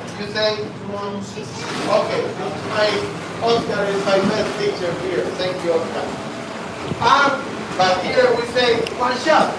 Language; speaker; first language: English; non-native, learner; Spanish